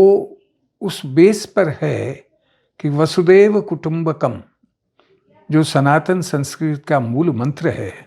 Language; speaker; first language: Hindi; native; Hindi